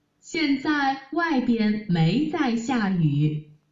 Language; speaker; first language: Chinese; non-native, learner; Vietnamese